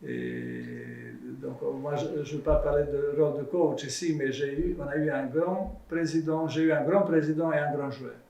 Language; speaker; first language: French; non-native, fluent; Serbian